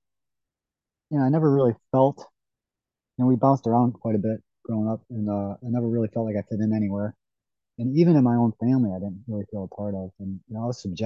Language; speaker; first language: English; native; English